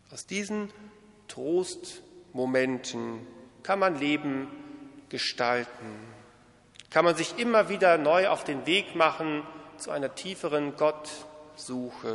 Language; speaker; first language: German; native; German